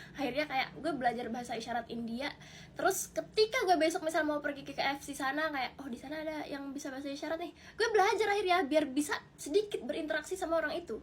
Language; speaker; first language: Indonesian; native; Indonesian